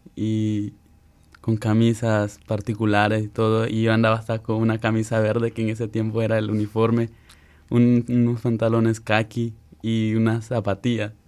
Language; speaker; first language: Spanish; native; Spanish